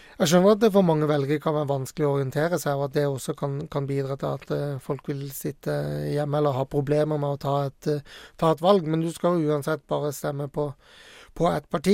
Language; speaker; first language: Norwegian; native; Norwegian